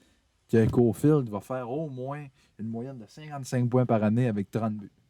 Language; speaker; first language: French; native; French